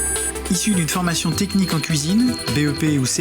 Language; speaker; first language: French; native; French